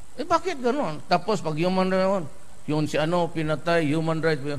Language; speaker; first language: Filipino; non-native, local second language; Cebuano